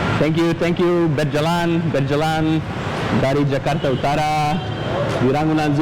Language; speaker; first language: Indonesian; non-native, learner; Bosnian